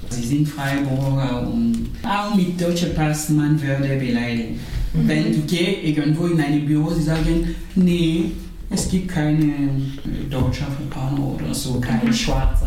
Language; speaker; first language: German; non-native, fluent; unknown